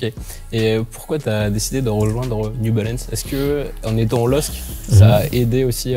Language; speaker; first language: French; native; French